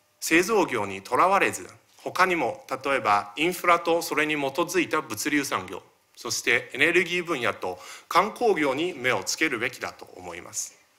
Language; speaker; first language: Japanese; early bilingual, other home language; Chinese